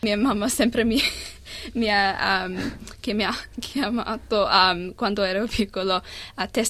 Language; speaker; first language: Italian; early bilingual, heritage; English